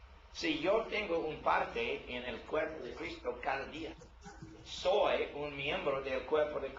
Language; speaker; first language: Spanish; non-native, learner; English